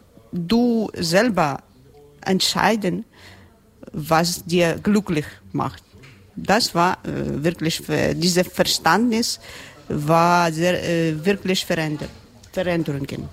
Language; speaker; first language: German; non-native, learner; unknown